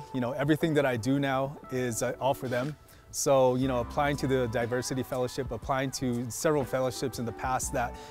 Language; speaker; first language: English; native; English